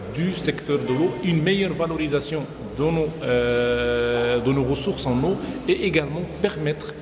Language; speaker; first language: French; non-native, local second language; Arabic